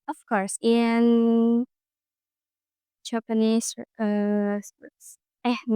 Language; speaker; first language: English; non-native, learner; Indonesian